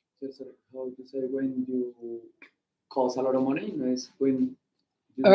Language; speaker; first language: English; non-native, learner; Spanish